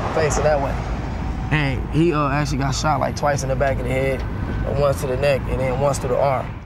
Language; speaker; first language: English; native; English